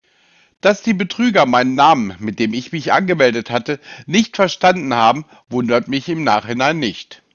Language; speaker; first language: German; native; German